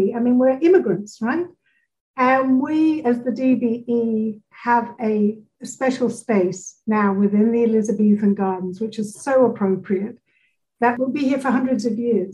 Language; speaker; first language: English; native; English